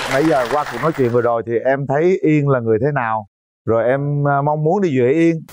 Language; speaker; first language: Vietnamese; native; Vietnamese